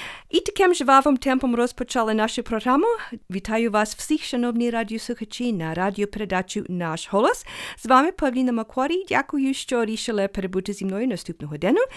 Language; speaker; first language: Ukrainian; early bilingual, heritage; Ukrainian